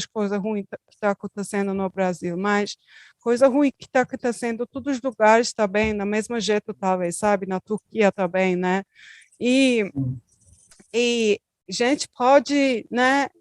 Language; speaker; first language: Portuguese; non-native, learner; Turkish